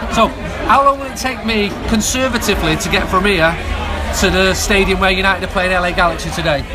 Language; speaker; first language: English; native; English